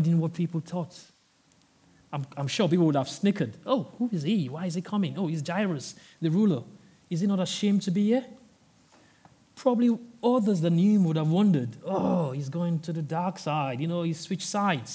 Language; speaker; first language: English; non-native, local second language; Yoruba